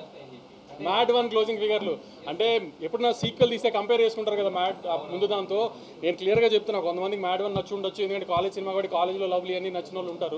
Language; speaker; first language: Telugu; native; Telugu